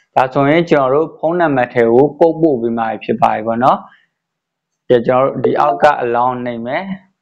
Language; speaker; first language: Burmese; native; Burmese